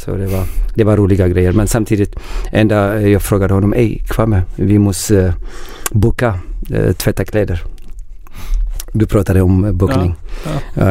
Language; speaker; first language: Swedish; non-native, learner; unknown